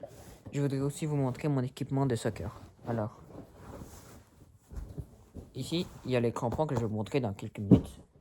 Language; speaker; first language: French; early bilingual, other home language; Spanish